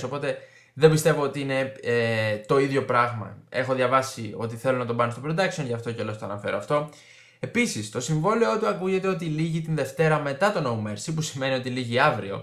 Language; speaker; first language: Greek; native; Greek